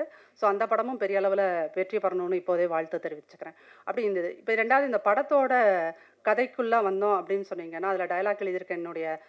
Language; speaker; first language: Tamil; native; Tamil